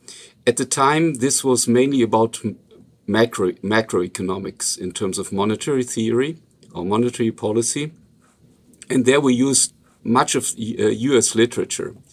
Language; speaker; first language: English; non-native, fluent; Luxembourgish